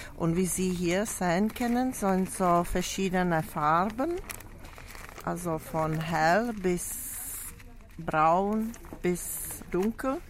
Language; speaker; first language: German; non-native, fluent; Czech